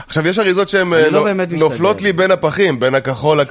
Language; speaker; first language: Hebrew; native; Hebrew